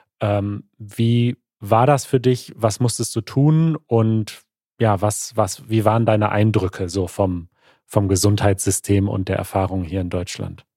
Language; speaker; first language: German; native; German